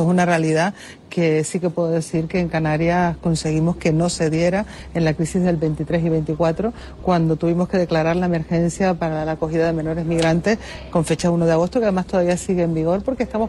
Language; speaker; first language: Spanish; native; Spanish